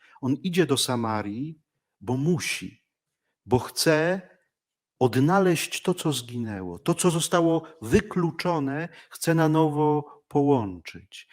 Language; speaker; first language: Polish; native; Polish